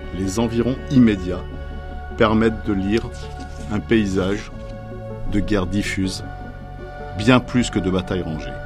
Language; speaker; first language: French; native; French